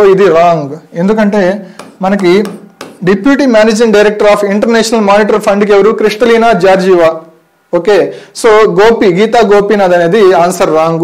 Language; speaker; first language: Telugu; native; Telugu